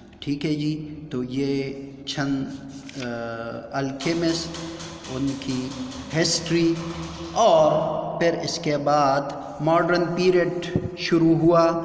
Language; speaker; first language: Urdu; non-native, local second language; Pashto